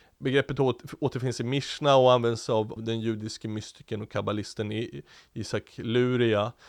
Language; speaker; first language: Swedish; native; Swedish